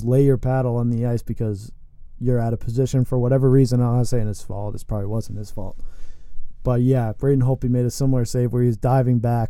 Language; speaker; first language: English; native; English